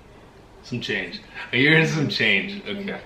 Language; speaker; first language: English; native; English